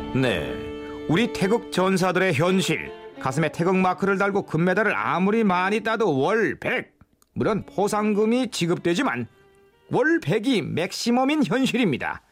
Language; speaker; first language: Korean; native; Korean